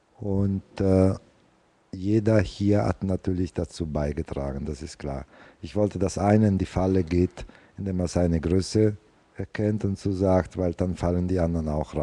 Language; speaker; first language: German; non-native, fluent; Italian